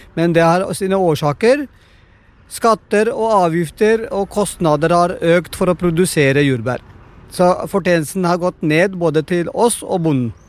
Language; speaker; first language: Norwegian; non-native, fluent; Punjabi